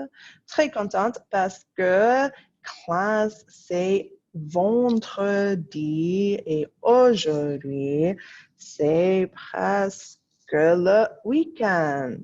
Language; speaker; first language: French; non-native, fluent; English